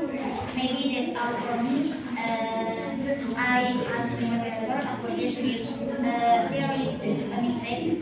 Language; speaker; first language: English; non-native, learner; Indonesian